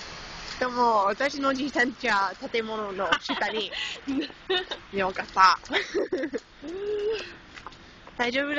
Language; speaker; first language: Japanese; non-native, learner; English